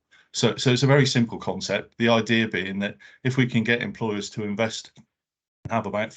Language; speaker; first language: English; native; English